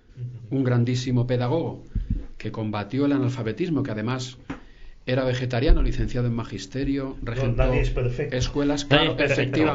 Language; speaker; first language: Spanish; native; Spanish